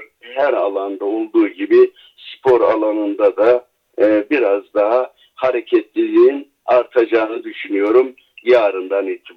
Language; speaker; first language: Turkish; native; Turkish